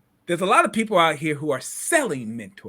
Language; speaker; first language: English; native; English